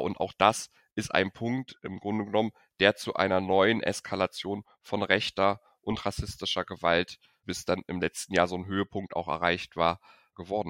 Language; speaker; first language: German; native; German